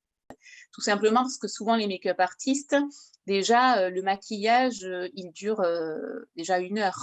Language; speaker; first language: French; native; French